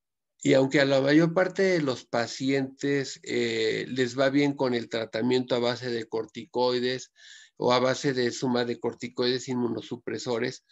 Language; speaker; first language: Spanish; native; Spanish